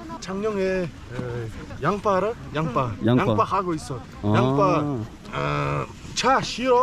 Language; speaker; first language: Korean; non-native, learner; Kyrgyz